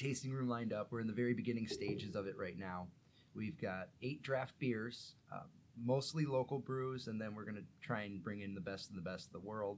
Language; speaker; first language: English; native; English